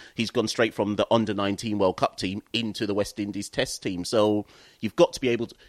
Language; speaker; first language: English; native; English